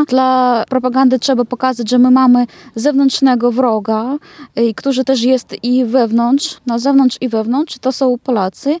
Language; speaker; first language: Polish; non-native, fluent; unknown